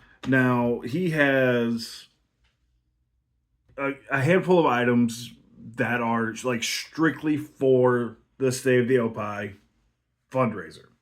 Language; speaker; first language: English; native; English